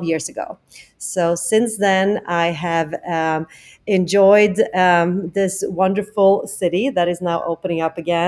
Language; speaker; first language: English; non-native, fluent; Swedish